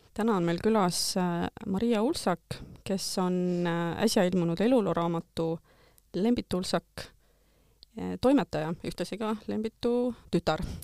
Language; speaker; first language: Estonian; native; Estonian